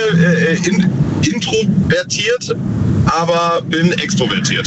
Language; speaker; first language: German; native; German